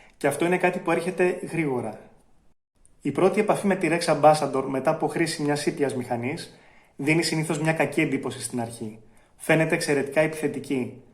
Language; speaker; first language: Greek; native; Greek